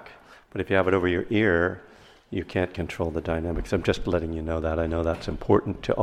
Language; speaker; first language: English; native; English